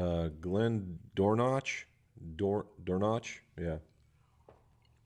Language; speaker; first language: English; native; English